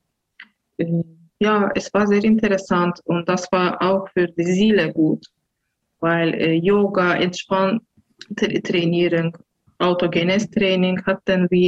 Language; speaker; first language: German; non-native, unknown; Azerbaijani